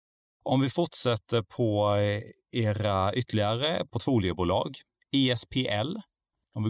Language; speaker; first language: Swedish; native; Swedish